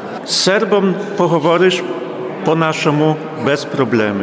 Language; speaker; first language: Polish; non-native, local second language; Ukrainian